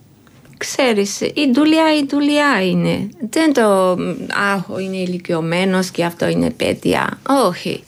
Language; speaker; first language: Greek; non-native, learner; Georgian